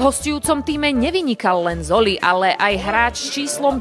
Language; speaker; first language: Slovak; native; Slovak